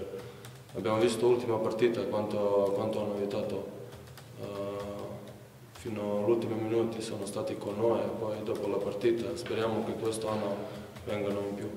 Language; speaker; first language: Italian; non-native, learner; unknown